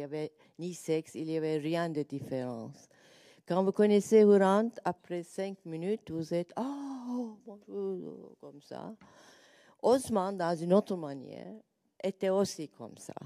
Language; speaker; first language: French; non-native, learner; Turkish